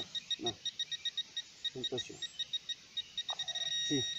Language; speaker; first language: French; native; French